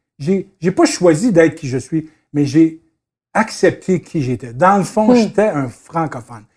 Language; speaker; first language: French; native; French